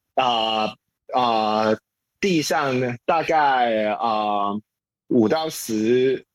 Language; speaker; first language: Chinese; non-native, local second language; Cantonese